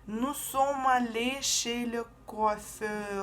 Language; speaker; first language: French; non-native, fluent; Russian